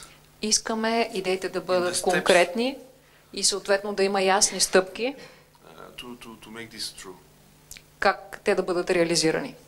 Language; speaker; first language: Bulgarian; native; Bulgarian